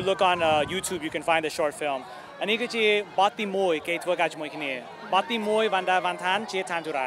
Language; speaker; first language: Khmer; early bilingual, heritage; Khmer